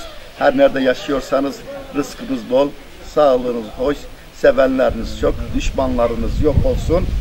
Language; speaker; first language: Turkish; native; Turkish